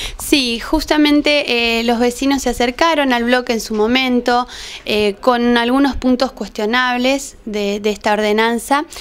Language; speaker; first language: Spanish; native; Spanish